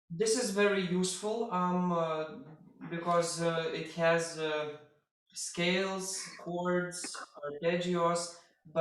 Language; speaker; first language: English; non-native, fluent; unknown